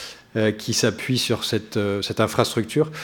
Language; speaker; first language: French; native; French